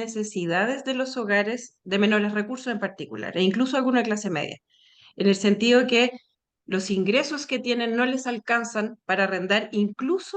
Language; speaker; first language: Spanish; native; Spanish